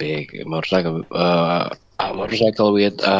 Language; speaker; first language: English; non-native, learner; Indonesian